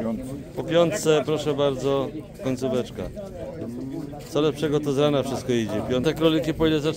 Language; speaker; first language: Polish; native; Polish